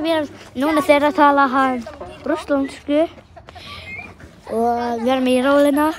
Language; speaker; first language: Icelandic; early bilingual, other home language; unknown